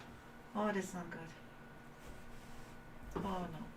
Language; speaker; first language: English; native; English